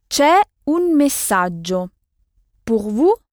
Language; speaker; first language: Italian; non-native, fluent; French